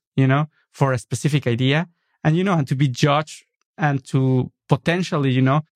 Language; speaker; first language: English; non-native, fluent; Spanish